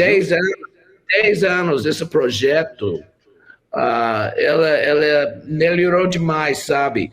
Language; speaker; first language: Portuguese; non-native, fluent; English